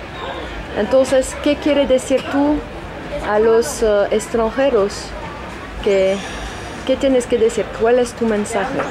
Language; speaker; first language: Spanish; non-native, fluent; French